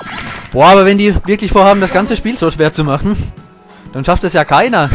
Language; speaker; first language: German; native; German